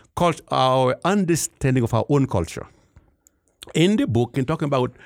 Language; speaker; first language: English; non-native, fluent; Haitian Creole